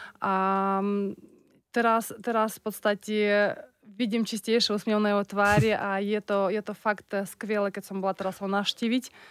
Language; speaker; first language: Slovak; non-native, fluent; Russian